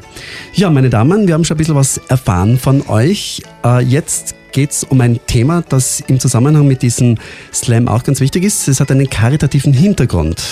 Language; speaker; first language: German; native; German